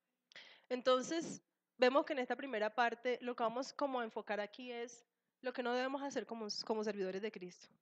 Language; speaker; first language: Spanish; native; Spanish